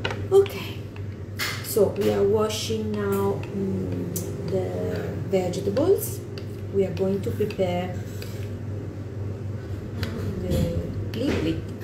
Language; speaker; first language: English; non-native, fluent; Italian